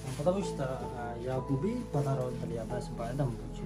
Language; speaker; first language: Russian; non-native, learner; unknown